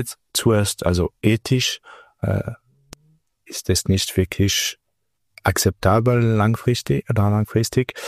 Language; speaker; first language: German; non-native, local second language; French